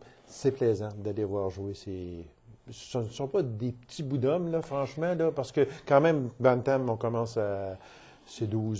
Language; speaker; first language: French; native; French